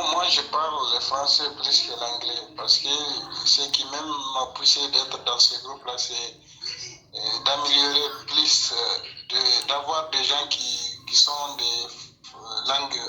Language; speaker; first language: French; non-native, local second language; Bambara